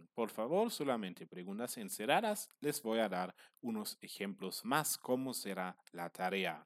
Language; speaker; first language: Spanish; non-native, fluent; German